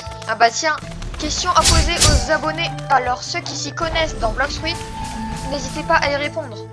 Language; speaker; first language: French; native; French